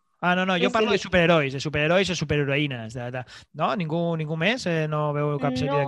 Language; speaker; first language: Catalan; native; Catalan